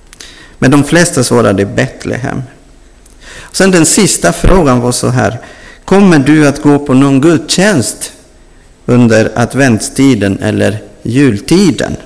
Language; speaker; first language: Swedish; non-native, fluent; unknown